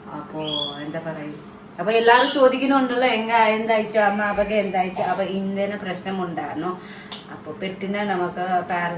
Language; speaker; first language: Malayalam; non-native, fluent; Nepali